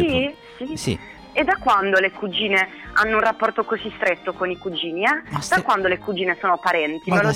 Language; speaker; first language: Italian; native; Italian